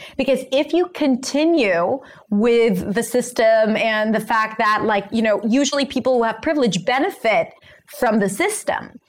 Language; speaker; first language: English; non-native, fluent; Hebrew